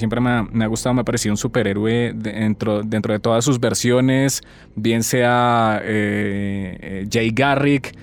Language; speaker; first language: Spanish; native; Spanish